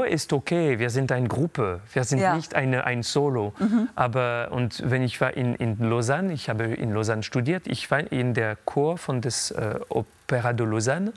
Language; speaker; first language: German; non-native, local second language; French